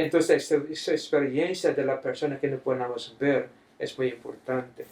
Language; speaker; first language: Spanish; non-native, fluent; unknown